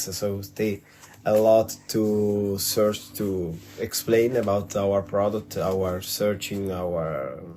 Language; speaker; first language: English; non-native, learner; Italian